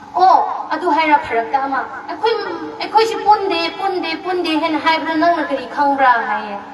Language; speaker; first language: Manipuri; non-native, local second language; Tangkhul Naga (India)